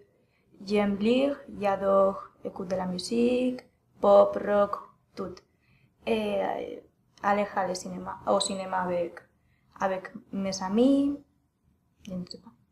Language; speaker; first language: French; non-native, learner; Spanish